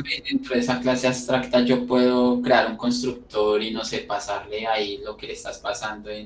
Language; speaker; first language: Spanish; native; Spanish